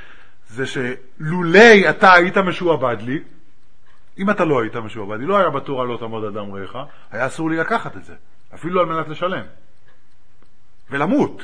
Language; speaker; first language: Hebrew; native; Hebrew